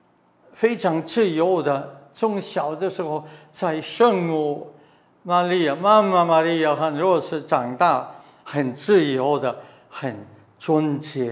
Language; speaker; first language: Chinese; non-native, fluent; German